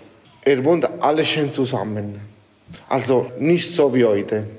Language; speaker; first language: German; non-native, learner; Italian